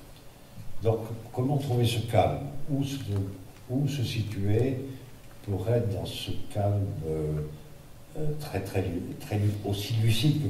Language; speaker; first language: French; native; French